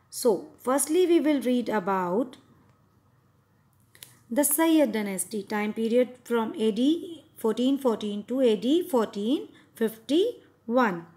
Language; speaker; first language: English; non-native, local second language; Hindi